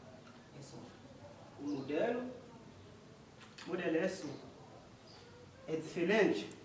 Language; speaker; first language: Portuguese; non-native, learner; Haitian Creole